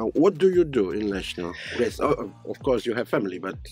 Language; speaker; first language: English; non-native, fluent; Polish